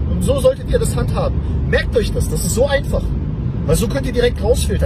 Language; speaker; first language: German; native; German